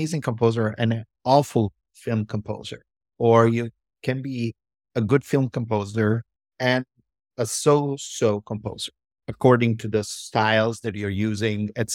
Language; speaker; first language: English; non-native, fluent; Italian